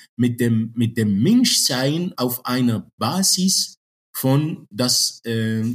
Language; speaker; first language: German; non-native, fluent; Arabic